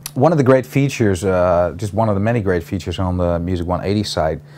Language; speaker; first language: English; non-native, fluent; Dutch